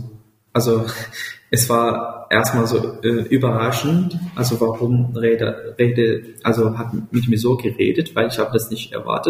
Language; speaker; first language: German; non-native, fluent; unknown